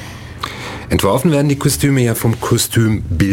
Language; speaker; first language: German; native; German